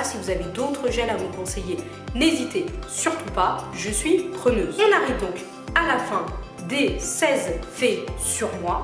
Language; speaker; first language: French; native; French